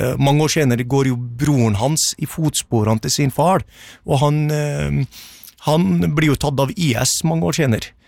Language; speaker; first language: Norwegian; early bilingual, other home language; Arabic